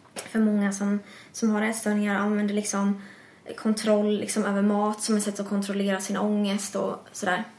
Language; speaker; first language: Swedish; early bilingual, other home language; English